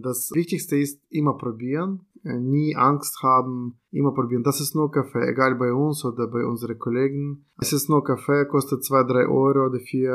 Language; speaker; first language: German; non-native, fluent; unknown